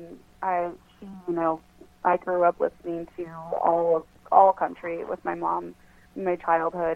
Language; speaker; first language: English; native; English